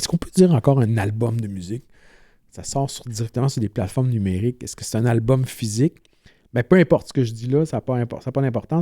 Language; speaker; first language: French; native; French